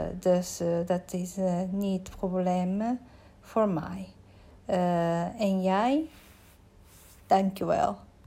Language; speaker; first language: Dutch; non-native, learner; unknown